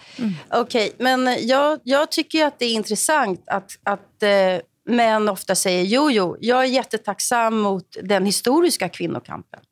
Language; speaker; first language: Swedish; native; Swedish